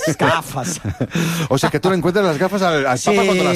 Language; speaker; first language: Spanish; native; Spanish